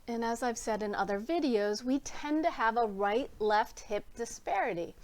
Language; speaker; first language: English; native; English